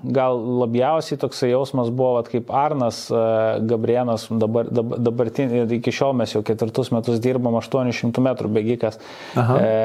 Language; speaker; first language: Lithuanian; native; Lithuanian